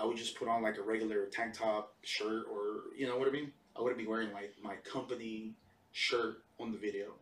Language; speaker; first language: English; early bilingual, other home language; Spanish